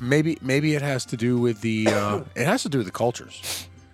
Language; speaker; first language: English; native; English